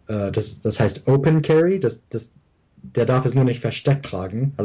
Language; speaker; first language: German; early bilingual, heritage; English